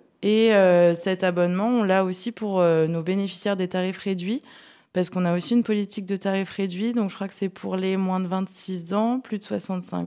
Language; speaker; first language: French; native; French